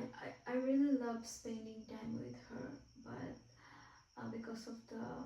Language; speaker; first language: English; non-native, fluent; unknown